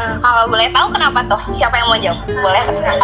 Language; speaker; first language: Indonesian; native; Indonesian